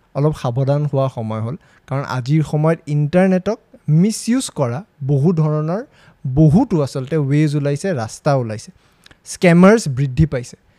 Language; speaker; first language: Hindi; non-native, local second language; Assamese